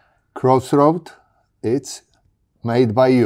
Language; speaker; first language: English; non-native, learner; Polish